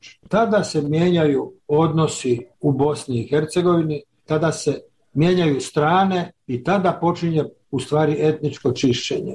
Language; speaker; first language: Serbian; native; Serbian